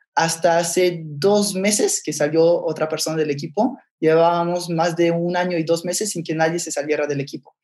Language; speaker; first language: Spanish; non-native, fluent; French